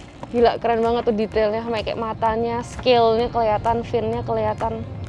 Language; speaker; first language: Indonesian; early bilingual, heritage; Indonesian